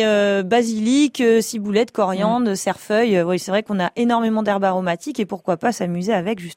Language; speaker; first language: French; native; French